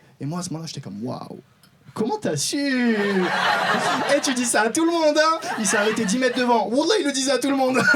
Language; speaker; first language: French; non-native, local second language; Arabic